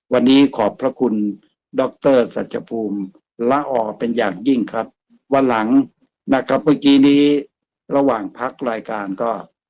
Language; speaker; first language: Thai; native; Thai